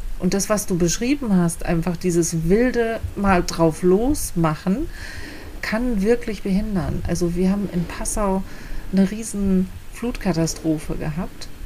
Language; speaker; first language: German; native; German